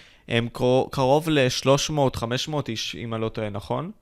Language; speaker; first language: Hebrew; native; Hebrew